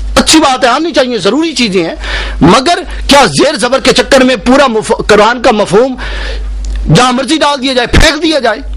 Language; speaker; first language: Urdu; native; Urdu